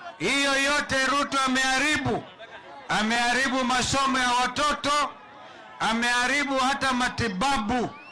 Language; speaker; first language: Swahili; non-native, local second language; Kamba